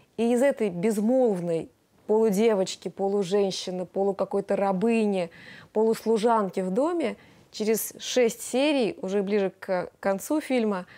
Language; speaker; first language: Russian; non-native, local second language; Tatar